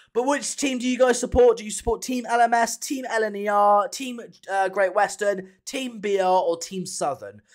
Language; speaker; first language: English; native; English